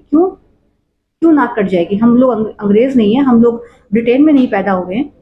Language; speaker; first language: Hindi; native; Hindi